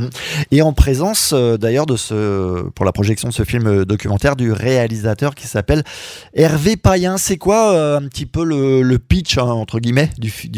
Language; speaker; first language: French; native; French